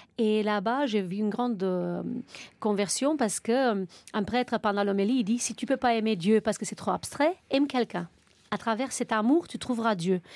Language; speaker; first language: French; non-native, fluent; Romanian